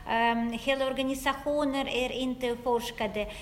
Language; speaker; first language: Swedish; non-native, fluent; Russian